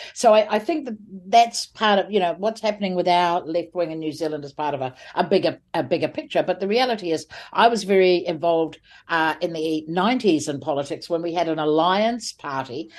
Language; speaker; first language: English; native; English